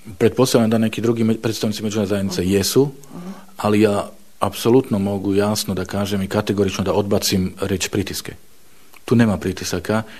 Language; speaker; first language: Bosnian; non-native, fluent; Slovak